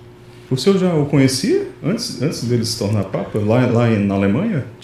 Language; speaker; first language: Portuguese; native; Portuguese